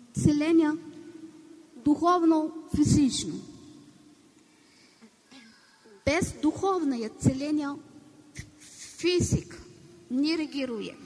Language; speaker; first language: Ukrainian; non-native, learner; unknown